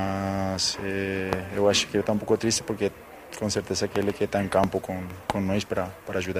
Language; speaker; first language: Portuguese; non-native, fluent; Spanish